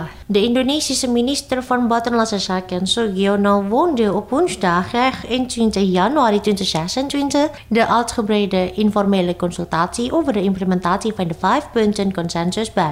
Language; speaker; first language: Dutch; non-native, fluent; Indonesian